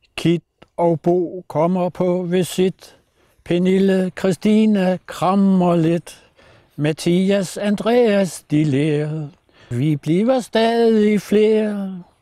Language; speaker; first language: Danish; native; Danish